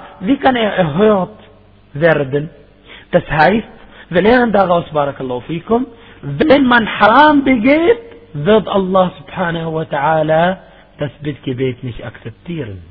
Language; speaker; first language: German; non-native, fluent; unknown